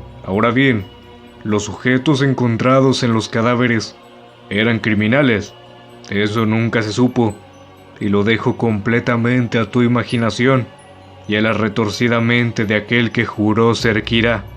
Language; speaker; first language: Spanish; native; Spanish